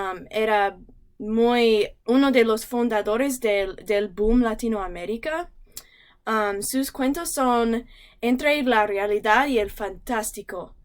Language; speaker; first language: Spanish; non-native, learner; English